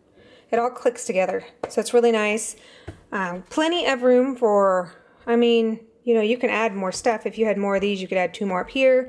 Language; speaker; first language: English; native; English